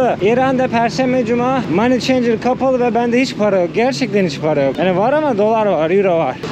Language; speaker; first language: Turkish; native; Turkish